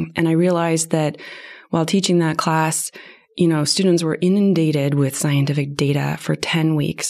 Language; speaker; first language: English; native; English